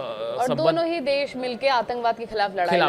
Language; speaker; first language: Hindi; native; Hindi